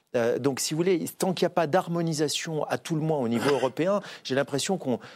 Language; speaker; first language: French; native; French